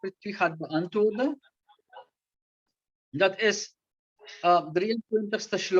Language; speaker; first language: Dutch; non-native, local second language; Caribbean Hindustani